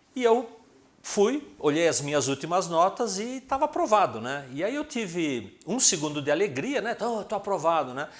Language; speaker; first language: Portuguese; early bilingual, other home language; Spanish